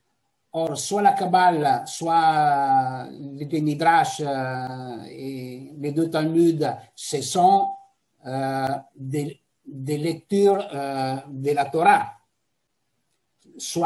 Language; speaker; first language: French; non-native, fluent; Italian